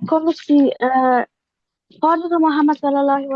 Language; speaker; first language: Italian; early bilingual, other home language; Bangla